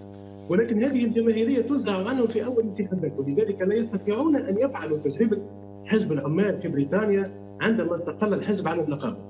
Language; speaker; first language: Arabic; native; Arabic